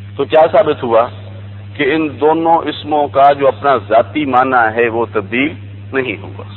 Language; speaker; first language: Urdu; native; Urdu